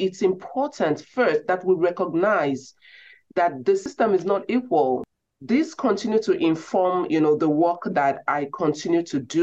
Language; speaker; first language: English; non-native, local second language; Igbo